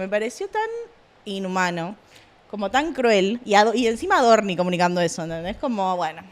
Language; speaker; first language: Spanish; native; Spanish